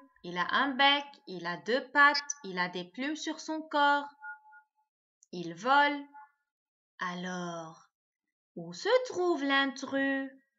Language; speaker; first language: French; non-native, local second language; Arabic